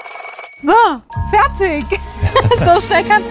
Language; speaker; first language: German; native; German